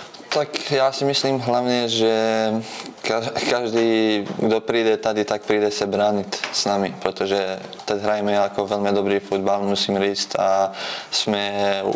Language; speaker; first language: Czech; non-native, fluent; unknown